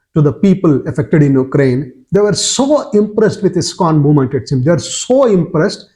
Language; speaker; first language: English; non-native, local second language; Kannada